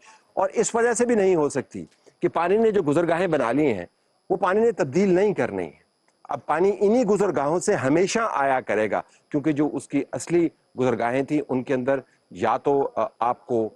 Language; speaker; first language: Urdu; native; Urdu